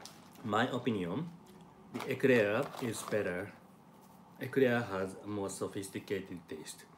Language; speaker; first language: English; non-native, learner; Japanese